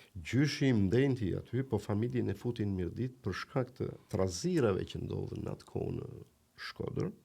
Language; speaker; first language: Albanian; native; Albanian